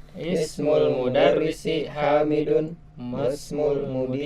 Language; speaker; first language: Arabic; non-native, learner; Indonesian